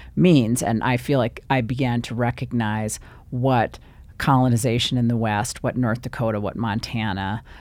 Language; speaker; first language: English; native; English